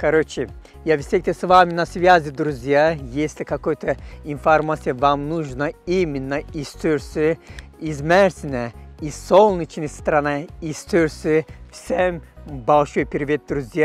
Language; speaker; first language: Russian; non-native, fluent; Turkish